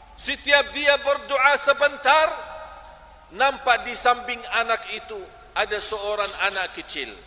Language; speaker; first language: Malay; non-native, fluent; Arabic